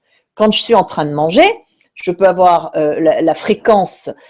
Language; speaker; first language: French; native; French